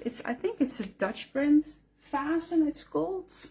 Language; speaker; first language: English; non-native, fluent; Dutch